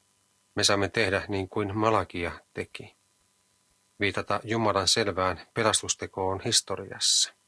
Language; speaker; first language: Finnish; native; Finnish